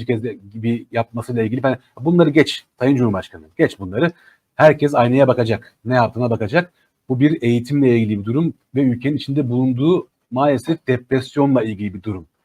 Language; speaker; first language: Turkish; native; Turkish